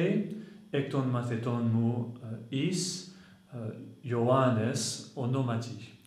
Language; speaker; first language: Greek; non-native, fluent; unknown